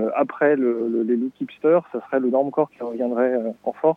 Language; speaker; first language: French; native; French